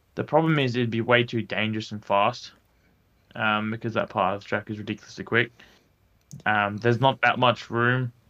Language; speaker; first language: English; native; English